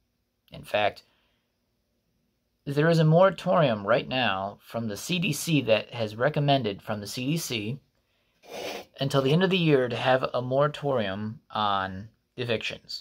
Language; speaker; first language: English; native; English